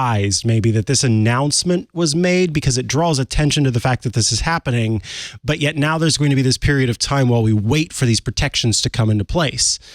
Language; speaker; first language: English; native; English